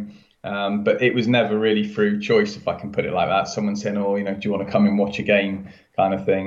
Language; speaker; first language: English; native; English